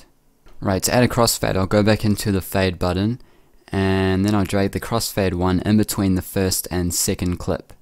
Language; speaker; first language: English; native; English